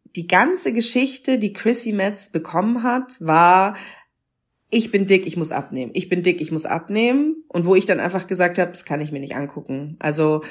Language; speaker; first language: German; native; German